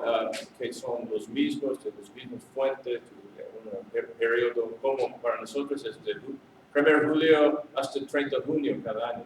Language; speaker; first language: Spanish; non-native, learner; English